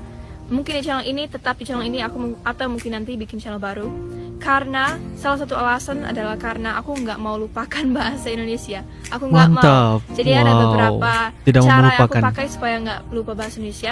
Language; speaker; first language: Indonesian; non-native, fluent; English